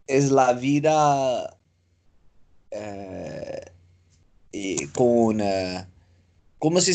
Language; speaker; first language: Spanish; non-native, learner; English